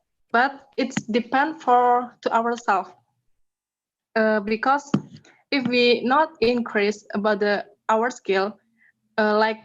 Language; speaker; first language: English; non-native, learner; Indonesian